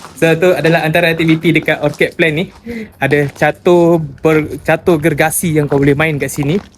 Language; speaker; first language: Malay; native; Malay